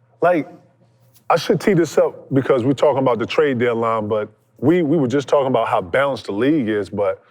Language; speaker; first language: English; native; English